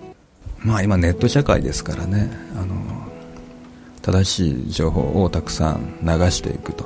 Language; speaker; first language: Japanese; native; Japanese